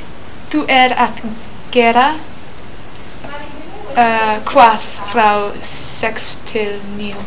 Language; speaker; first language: Icelandic; non-native, learner; English